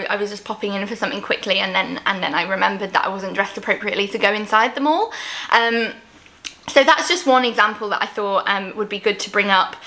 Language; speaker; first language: English; native; English